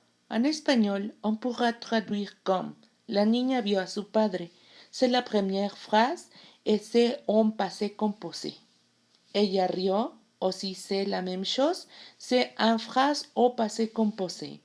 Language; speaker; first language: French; non-native, learner; Spanish